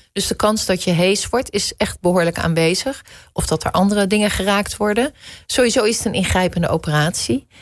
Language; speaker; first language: Dutch; native; Dutch